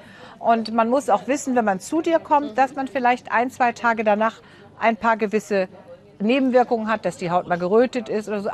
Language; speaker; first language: German; native; German